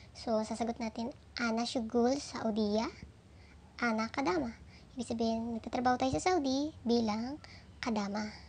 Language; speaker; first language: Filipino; native; Filipino